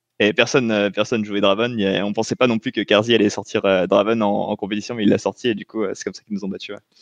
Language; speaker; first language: French; native; French